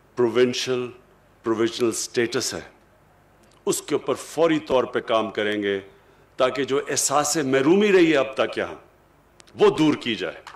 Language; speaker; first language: Urdu; native; Urdu